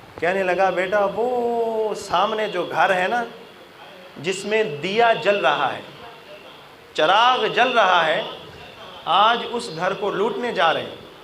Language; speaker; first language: Urdu; non-native, local second language; Saraiki